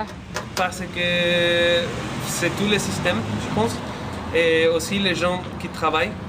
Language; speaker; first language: French; non-native, learner; Spanish